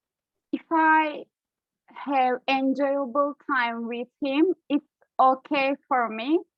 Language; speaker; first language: English; non-native, learner; Turkish